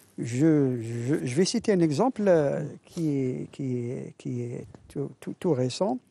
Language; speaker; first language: French; non-native, local second language; Arabic